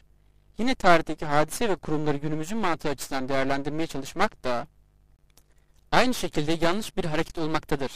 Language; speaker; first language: Turkish; native; Turkish